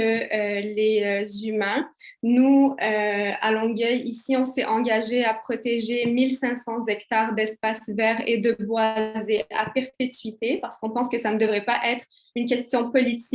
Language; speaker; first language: French; early bilingual, other home language; Kabyle